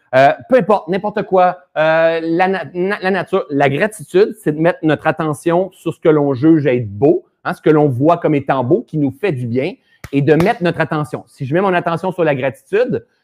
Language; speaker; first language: French; native; French